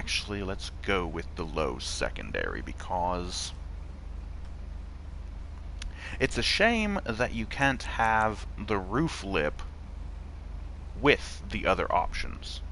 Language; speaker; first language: English; native; English